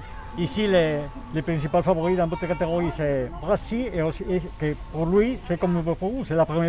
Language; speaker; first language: French; non-native, fluent; Spanish